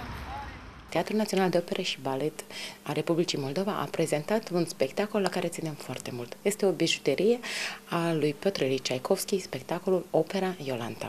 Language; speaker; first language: Romanian; native; Romanian